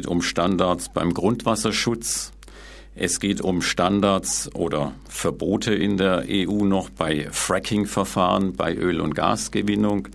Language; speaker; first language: German; native; German